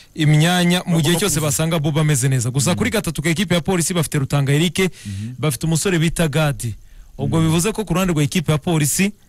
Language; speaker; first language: Kinyarwanda; native; Kinyarwanda